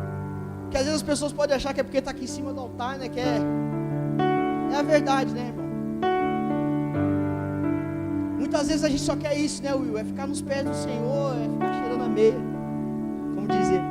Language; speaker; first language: Portuguese; native; Portuguese